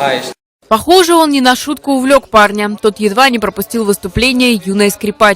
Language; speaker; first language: Russian; native; Russian